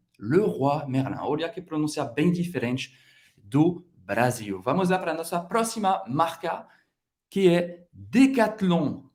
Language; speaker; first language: Portuguese; non-native, fluent; French